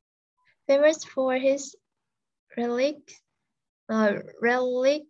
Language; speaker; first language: English; non-native, fluent; Vietnamese